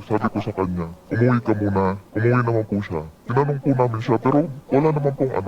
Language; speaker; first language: Filipino; native; Filipino